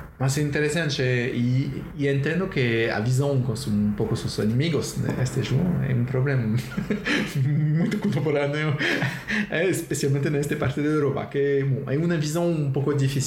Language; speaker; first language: Portuguese; non-native, learner; French